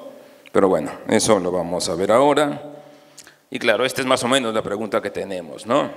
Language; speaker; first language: Spanish; native; Spanish